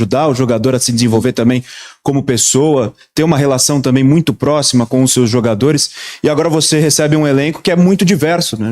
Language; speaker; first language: Portuguese; native; Portuguese